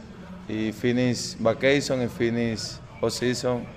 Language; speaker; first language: English; non-native, learner; Spanish